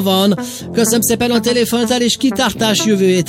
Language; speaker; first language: Hungarian; native; Hungarian